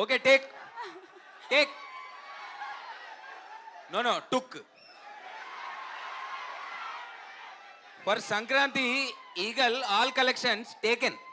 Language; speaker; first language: Telugu; native; Telugu